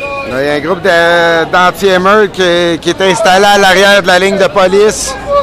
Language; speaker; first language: French; native; French